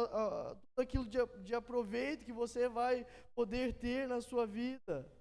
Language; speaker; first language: Portuguese; native; Portuguese